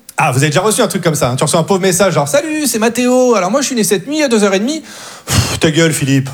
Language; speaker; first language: French; native; French